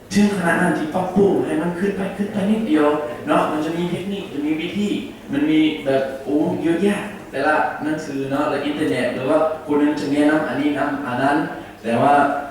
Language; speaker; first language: Thai; non-native, learner; English